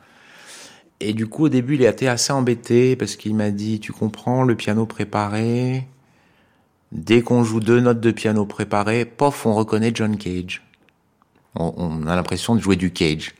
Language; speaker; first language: French; native; French